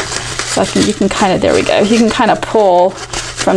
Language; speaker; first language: English; native; English